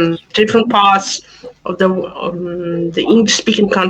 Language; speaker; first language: English; non-native, fluent; Russian